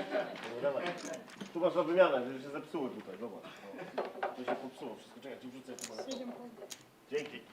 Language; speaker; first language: Polish; native; Polish